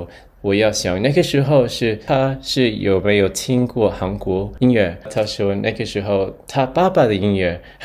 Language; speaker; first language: Chinese; early bilingual, heritage; English